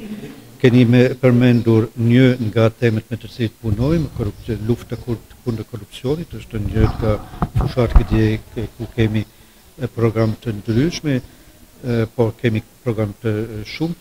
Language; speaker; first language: Albanian; non-native, fluent; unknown